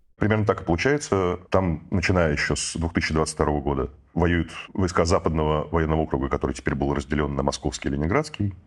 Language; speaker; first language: Russian; native; Russian